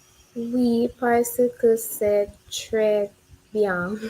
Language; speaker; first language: French; non-native, learner; English